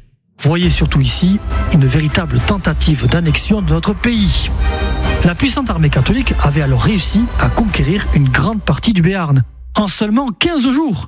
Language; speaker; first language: French; native; French